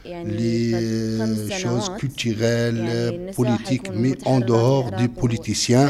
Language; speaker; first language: French; non-native, learner; Arabic